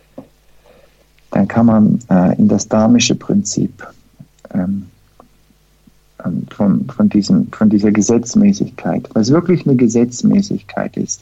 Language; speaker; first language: German; early bilingual, heritage; German